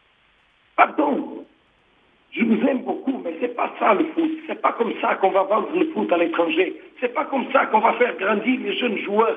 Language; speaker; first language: French; non-native, learner; Portuguese